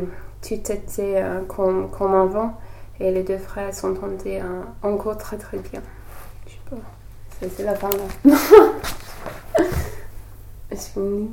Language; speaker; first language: French; non-native, learner; English